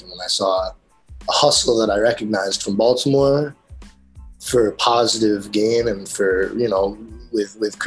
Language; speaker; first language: English; native; English